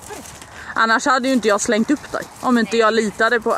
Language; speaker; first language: Swedish; native; Swedish